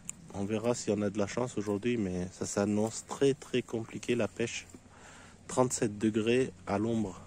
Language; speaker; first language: French; native; French